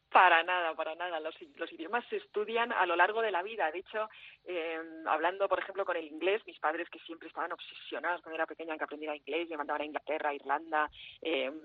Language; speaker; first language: Spanish; early bilingual, heritage; French